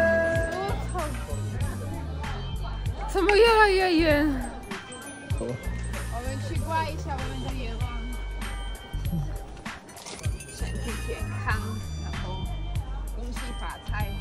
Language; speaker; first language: Chinese; non-native, fluent; Czech